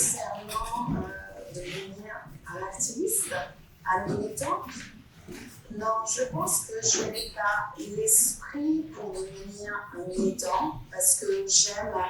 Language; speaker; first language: French; non-native, fluent; Italian